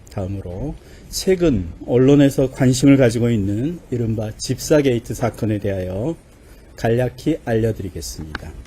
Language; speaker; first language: Korean; native; Korean